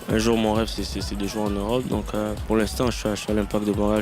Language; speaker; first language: French; native; French